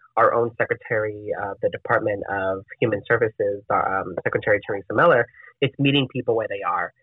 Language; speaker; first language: English; non-native, fluent; Spanish